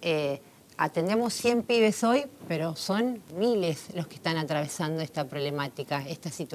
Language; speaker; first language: Spanish; native; Spanish